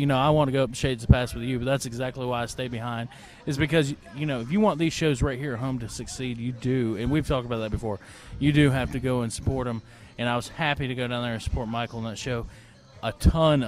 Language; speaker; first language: English; native; English